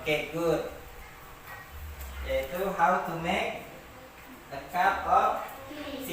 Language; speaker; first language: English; non-native, learner; Indonesian